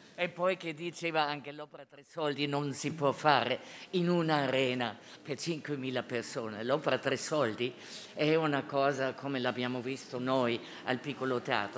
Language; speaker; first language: Italian; non-native, fluent; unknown